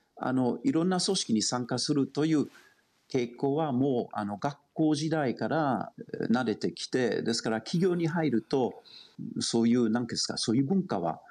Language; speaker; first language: Japanese; non-native, fluent; German